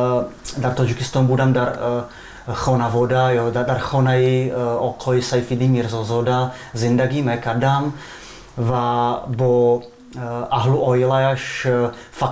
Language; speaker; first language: Persian; non-native, fluent; Czech